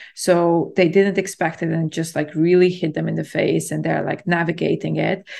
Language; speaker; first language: English; non-native, fluent; Latvian